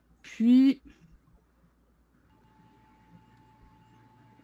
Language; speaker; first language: French; non-native, fluent; Serbian